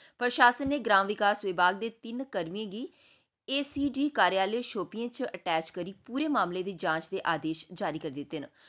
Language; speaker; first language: Punjabi; non-native, local second language; Dogri